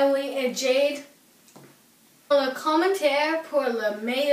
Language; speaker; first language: French; non-native, learner; English